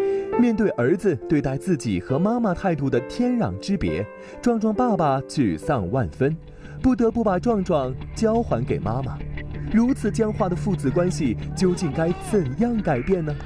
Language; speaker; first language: Chinese; native; Chinese